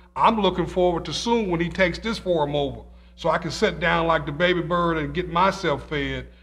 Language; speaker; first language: English; native; English